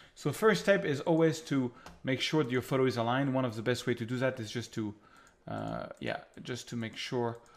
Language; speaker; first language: English; non-native, fluent; French